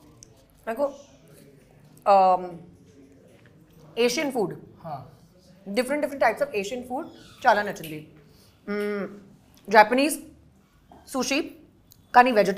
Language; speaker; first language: Telugu; non-native, fluent; Hindi